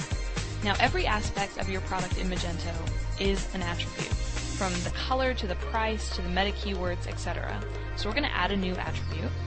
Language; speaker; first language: English; native; English